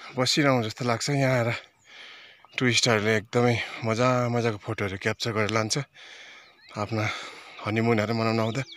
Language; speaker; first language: Hindi; non-native, local second language; Nepali